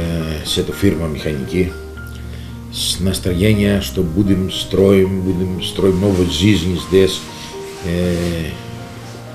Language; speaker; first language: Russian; non-native, learner; Greek